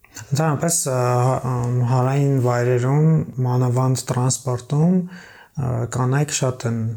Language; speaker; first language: Armenian; native; Armenian